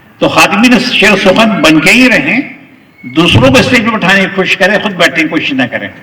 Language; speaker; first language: Urdu; native; Urdu